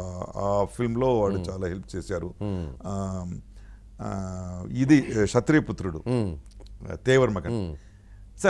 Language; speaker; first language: Telugu; non-native, learner; Tamil